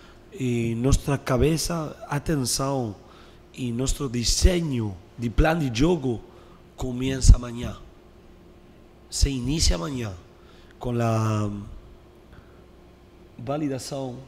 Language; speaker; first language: Portuguese; non-native, learner; Spanish